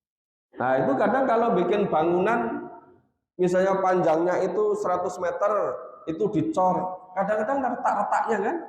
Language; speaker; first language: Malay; non-native, local second language; Javanese